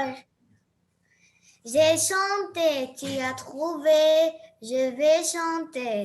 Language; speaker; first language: French; non-native, learner; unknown